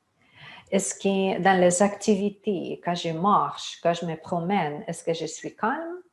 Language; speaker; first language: French; non-native, fluent; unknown